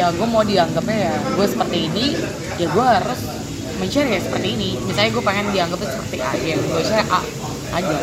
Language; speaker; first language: Indonesian; native; Indonesian